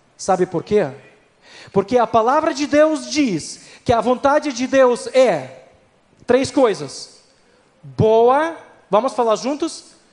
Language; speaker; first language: Portuguese; non-native, fluent; Ukrainian